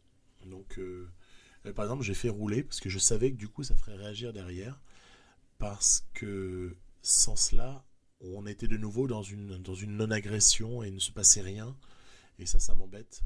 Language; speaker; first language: French; native; French